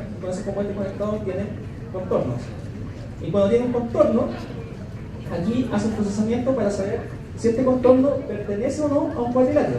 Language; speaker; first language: Spanish; native; Spanish